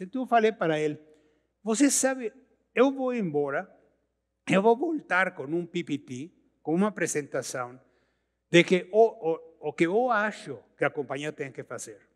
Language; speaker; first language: Portuguese; non-native, learner; Spanish